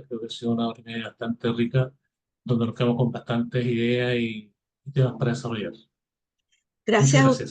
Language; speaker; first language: Spanish; native; Spanish